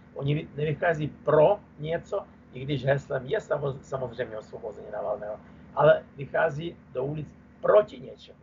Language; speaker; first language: Czech; non-native, fluent; Russian